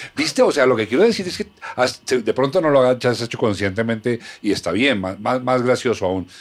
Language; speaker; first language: Spanish; native; Spanish